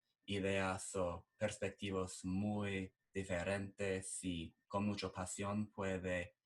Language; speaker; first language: Spanish; non-native, learner; English